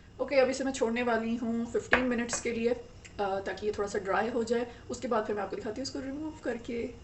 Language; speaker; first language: Urdu; native; Urdu